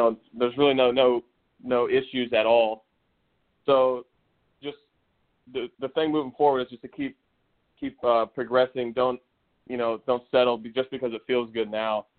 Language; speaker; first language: English; native; English